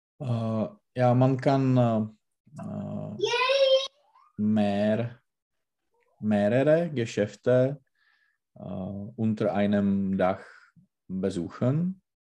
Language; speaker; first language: German; non-native, learner; Czech